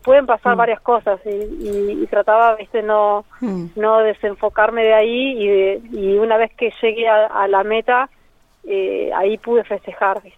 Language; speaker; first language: Spanish; native; Spanish